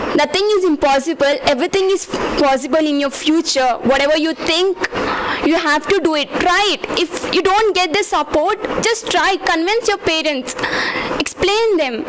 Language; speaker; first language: English; non-native, local second language; Kannada